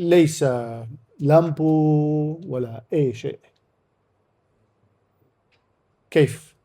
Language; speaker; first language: Arabic; native; Arabic